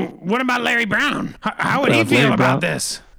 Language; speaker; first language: English; native; English